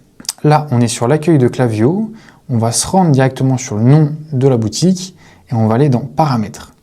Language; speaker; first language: French; native; French